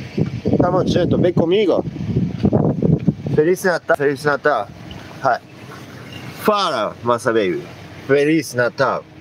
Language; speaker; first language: Portuguese; non-native, learner; Japanese